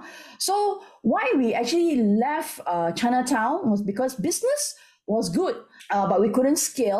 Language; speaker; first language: English; non-native, local second language; Min Nan Chinese